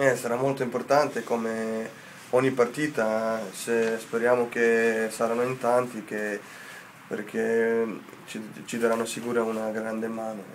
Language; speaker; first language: Italian; non-native, fluent; Slovenian